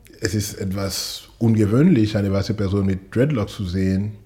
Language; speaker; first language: German; non-native, fluent; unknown